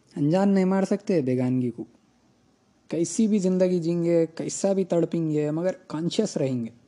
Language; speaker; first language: Urdu; native; Urdu